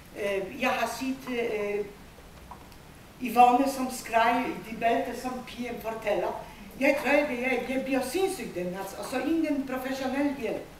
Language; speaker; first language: Danish; non-native, fluent; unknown